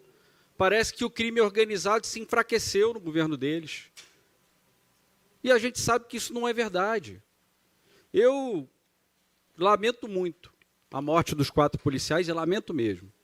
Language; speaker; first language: Portuguese; native; Portuguese